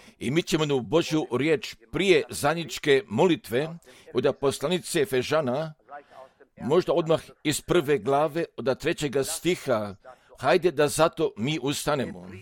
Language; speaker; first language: Croatian; non-native, fluent; German